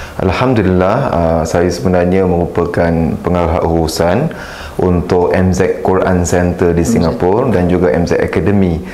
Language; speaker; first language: Malay; native; Malay